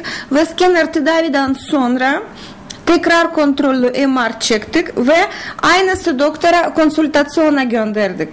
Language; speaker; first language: Turkish; non-native, learner; Russian